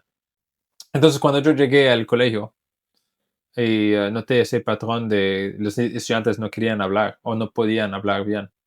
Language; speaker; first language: Spanish; non-native, fluent; English